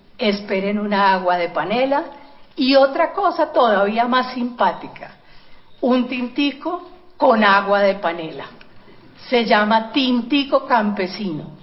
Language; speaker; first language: Spanish; native; Spanish